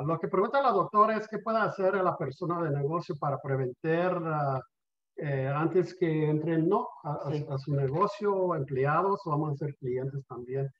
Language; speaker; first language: Spanish; early bilingual, heritage; Spanish